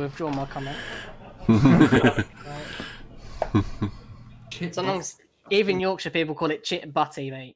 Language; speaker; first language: English; native; English